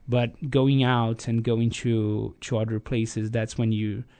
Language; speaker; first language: English; non-native, fluent; Portuguese